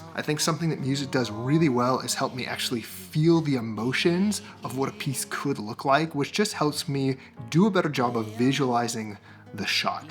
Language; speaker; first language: English; native; English